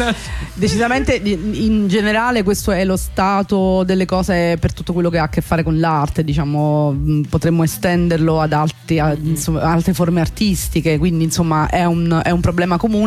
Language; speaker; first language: Italian; native; Italian